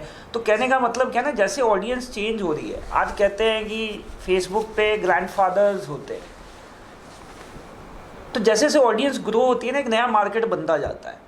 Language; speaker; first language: Hindi; native; Hindi